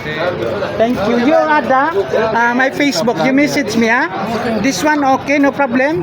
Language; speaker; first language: English; non-native, learner; Filipino